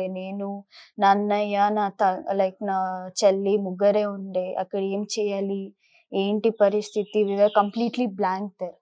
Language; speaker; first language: Telugu; non-native, local second language; Kannada